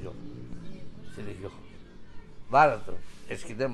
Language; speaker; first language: Turkish; early bilingual, heritage; Greek